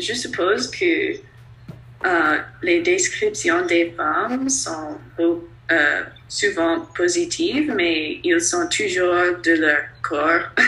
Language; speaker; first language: French; non-native, learner; English